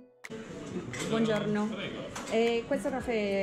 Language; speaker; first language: Italian; non-native, learner; Spanish